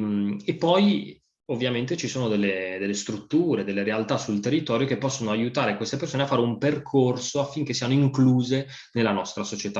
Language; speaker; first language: Italian; native; Italian